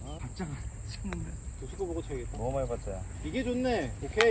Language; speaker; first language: Korean; native; Korean